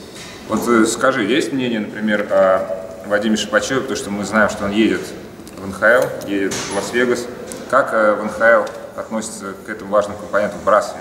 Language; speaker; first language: Russian; native; Russian